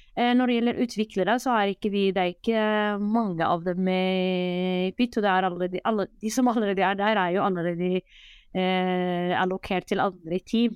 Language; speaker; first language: Norwegian; non-native, fluent; Arabic